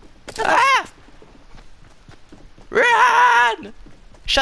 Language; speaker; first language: English; non-native, learner; French